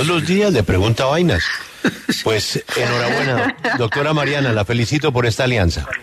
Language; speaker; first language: Spanish; native; Spanish